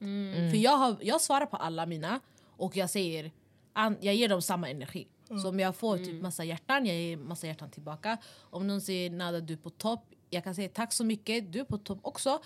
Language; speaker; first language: Swedish; early bilingual, other home language; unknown